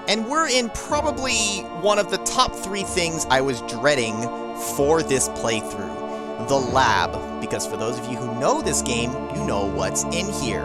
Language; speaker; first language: English; native; English